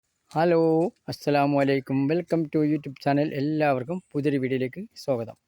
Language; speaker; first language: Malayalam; native; Malayalam